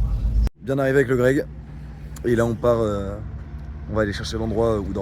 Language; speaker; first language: French; native; French